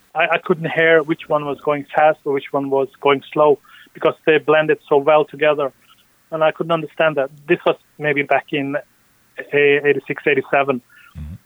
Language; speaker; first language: English; early bilingual, other home language; Norwegian